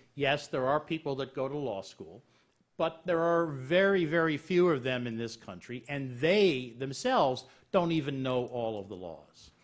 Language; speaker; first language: English; native; English